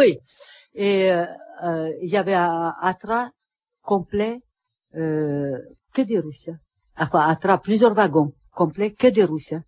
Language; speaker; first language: French; non-native, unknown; Russian